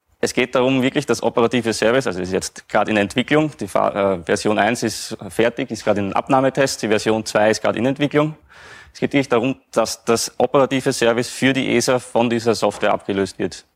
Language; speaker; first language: German; native; German